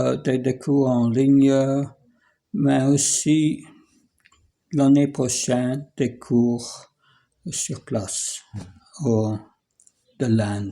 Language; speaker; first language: French; non-native, fluent; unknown